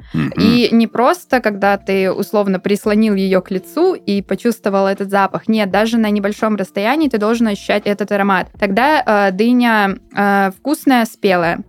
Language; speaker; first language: Russian; native; Russian